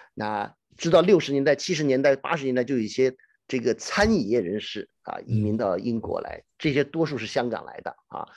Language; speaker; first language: Chinese; native; Chinese